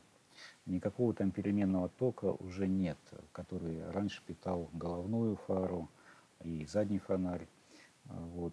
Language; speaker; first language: Russian; native; Russian